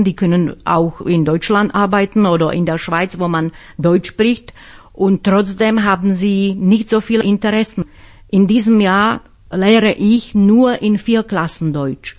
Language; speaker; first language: German; non-native, fluent; Slovak